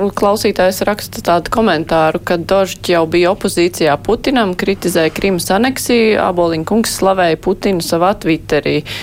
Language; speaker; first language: Latvian; native; Latvian